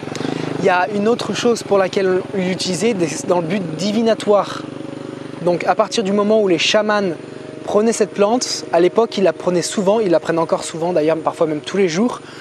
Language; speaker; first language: French; native; French